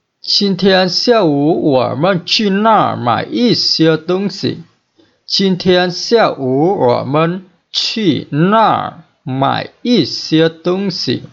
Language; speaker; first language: Chinese; non-native, learner; Vietnamese